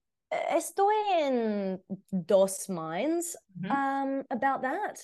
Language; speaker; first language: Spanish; non-native, learner; English